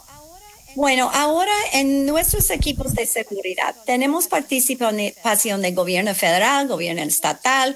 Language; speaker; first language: Spanish; non-native, fluent; English